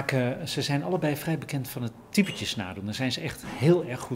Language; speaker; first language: Dutch; native; Dutch